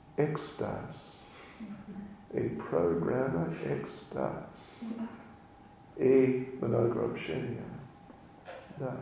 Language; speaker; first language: Russian; non-native, learner; English